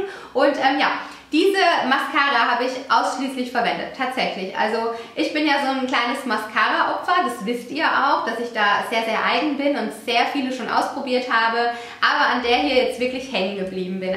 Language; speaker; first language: German; native; German